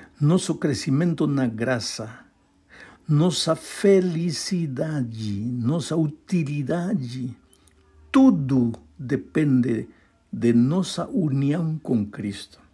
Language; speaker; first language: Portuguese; non-native, fluent; Spanish